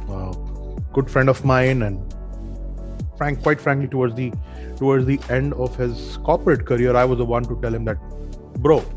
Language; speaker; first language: English; non-native, local second language; Hindi